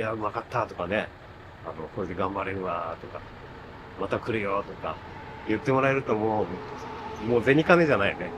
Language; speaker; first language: Japanese; native; Japanese